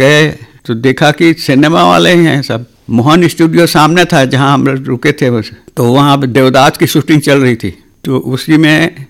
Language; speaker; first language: Hindi; non-native, local second language; Chhattisgarhi